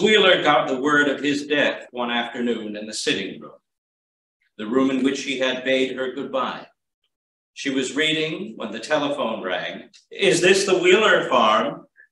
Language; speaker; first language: English; native; English